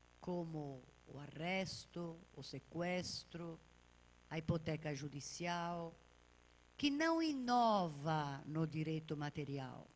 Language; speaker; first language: Portuguese; native; Portuguese